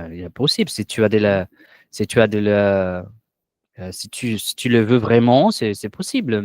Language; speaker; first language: French; non-native, learner; Portuguese